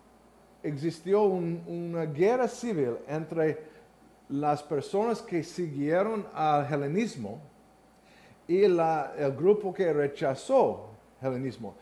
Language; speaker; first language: Spanish; non-native, learner; English